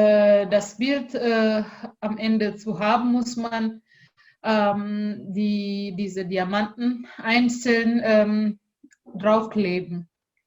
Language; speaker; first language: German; non-native, learner; Indonesian